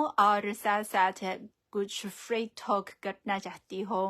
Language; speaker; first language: Urdu; non-native, fluent; Chinese